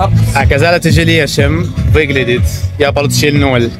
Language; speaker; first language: Russian; non-native, learner; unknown